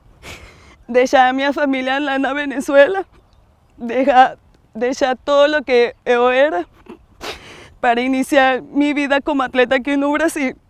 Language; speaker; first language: Portuguese; non-native, learner; Spanish